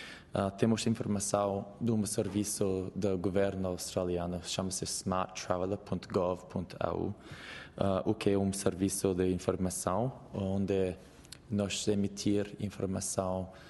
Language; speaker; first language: Portuguese; non-native, learner; English